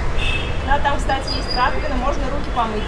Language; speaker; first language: Russian; native; Russian